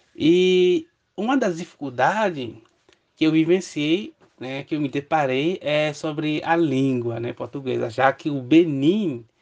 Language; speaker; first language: Portuguese; non-native, fluent; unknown